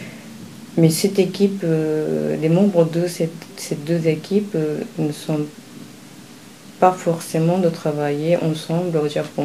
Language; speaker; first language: French; non-native, fluent; Japanese